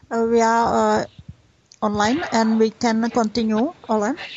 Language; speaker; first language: English; non-native, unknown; Czech